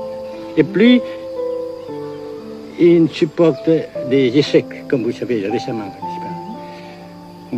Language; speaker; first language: French; non-native, fluent; Vietnamese